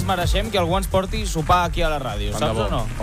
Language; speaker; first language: Catalan; native; Catalan